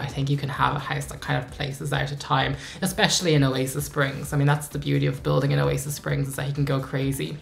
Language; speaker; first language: English; native; English